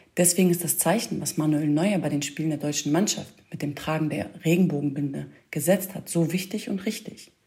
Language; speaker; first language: German; early bilingual, other home language; Kurdish